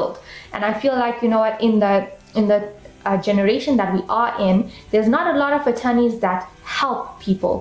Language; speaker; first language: English; native; English